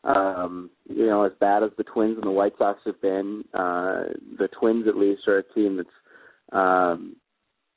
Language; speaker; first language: English; native; English